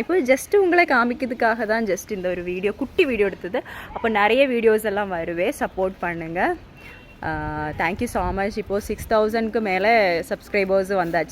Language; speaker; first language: Tamil; non-native, learner; Malayalam